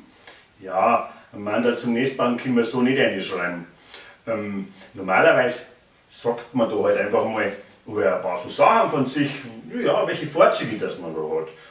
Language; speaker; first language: German; native; German